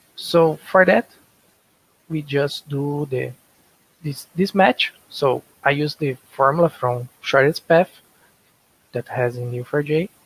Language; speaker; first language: English; non-native, learner; Portuguese